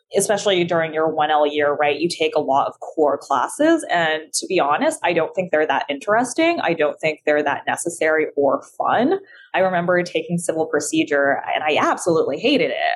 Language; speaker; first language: English; early bilingual, other home language; Chinese